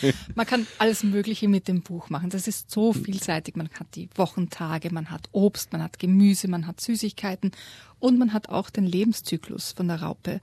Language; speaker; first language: German; native; German